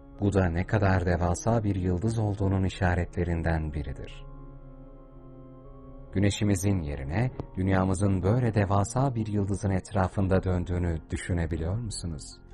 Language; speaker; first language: Turkish; native; Turkish